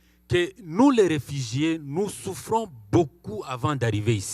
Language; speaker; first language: French; non-native, local second language; Swahili